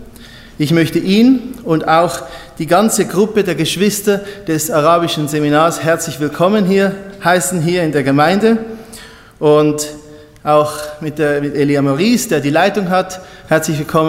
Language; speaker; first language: German; native; German